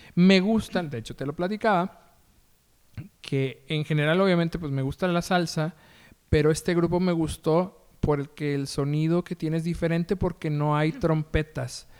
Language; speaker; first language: Spanish; native; Spanish